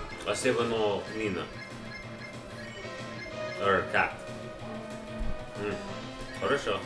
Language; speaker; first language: Russian; non-native, learner; English